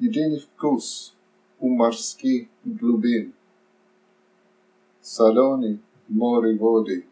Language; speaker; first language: Russian; non-native, fluent; English